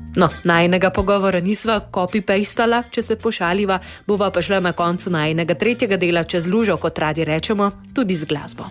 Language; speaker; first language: Slovenian; native; Slovenian